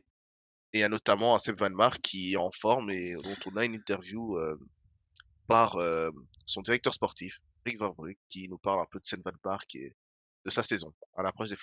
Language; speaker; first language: French; native; French